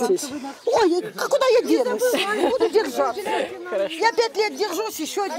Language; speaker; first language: Russian; native; Russian